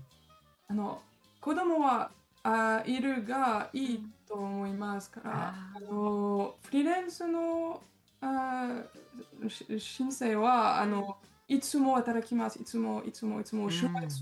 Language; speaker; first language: Japanese; non-native, learner; French